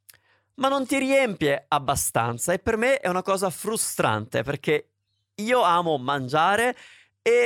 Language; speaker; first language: Italian; native; Italian